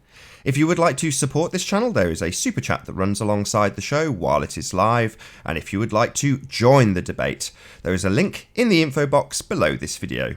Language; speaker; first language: English; native; English